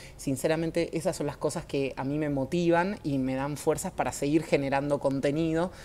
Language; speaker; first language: Spanish; native; Spanish